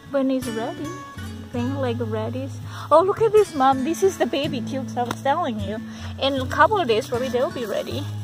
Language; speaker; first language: English; non-native, fluent; Indonesian